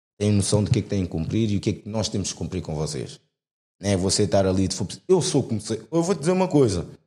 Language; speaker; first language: Portuguese; native; Portuguese